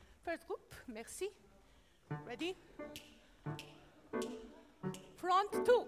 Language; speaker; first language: English; non-native, learner; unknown